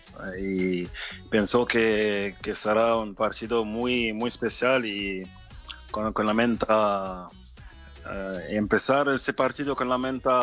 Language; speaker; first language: Spanish; non-native, fluent; French